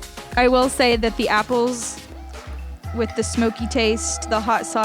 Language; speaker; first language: English; native; English